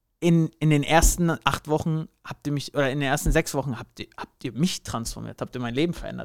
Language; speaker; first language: German; native; German